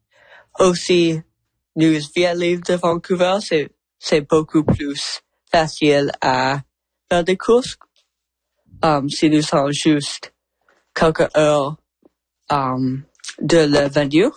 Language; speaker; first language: French; non-native, local second language; English